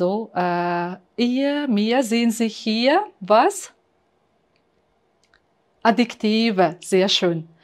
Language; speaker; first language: German; non-native, fluent; Uzbek